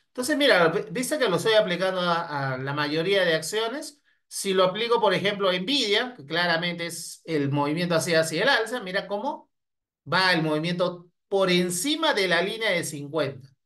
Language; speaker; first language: Spanish; native; Spanish